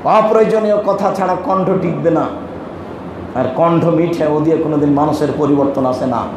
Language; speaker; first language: Bangla; native; Bangla